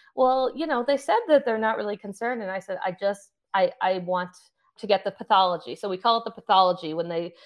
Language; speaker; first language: English; native; English